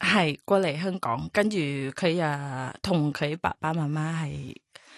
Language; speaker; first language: Cantonese; non-native, learner; Thai